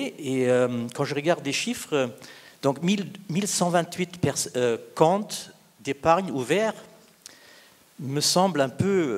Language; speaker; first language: French; non-native, local second language; Luxembourgish